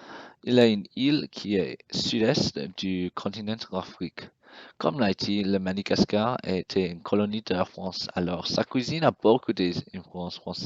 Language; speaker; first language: French; non-native, learner; English